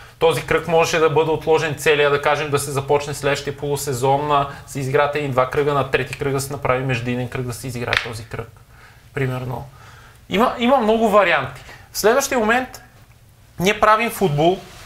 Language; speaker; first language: Bulgarian; native; Bulgarian